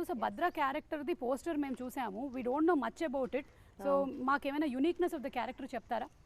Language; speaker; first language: Telugu; native; Telugu